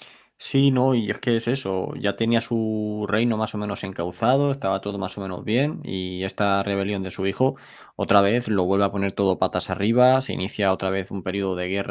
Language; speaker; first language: Spanish; native; Spanish